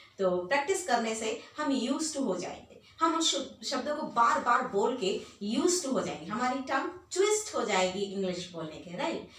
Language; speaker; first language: Hindi; native; Hindi